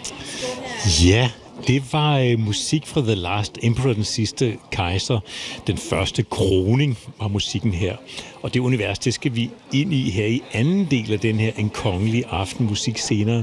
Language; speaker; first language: Danish; native; Danish